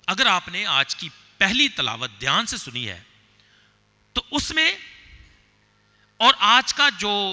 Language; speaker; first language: Urdu; non-native, local second language; Punjabi